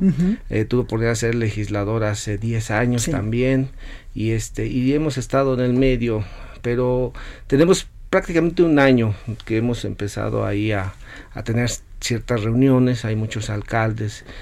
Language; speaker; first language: Spanish; native; Spanish